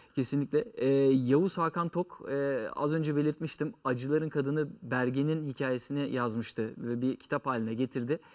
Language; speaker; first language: Turkish; native; Turkish